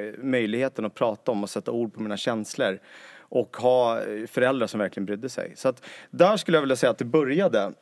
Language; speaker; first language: Swedish; native; Swedish